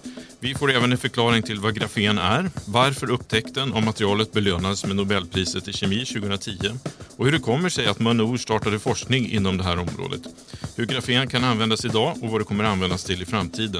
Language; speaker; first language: Swedish; native; Swedish